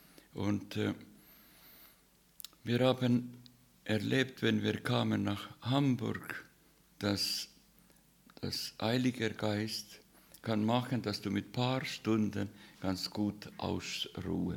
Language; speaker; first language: German; non-native, fluent; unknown